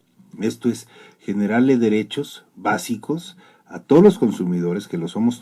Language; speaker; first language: Spanish; native; Spanish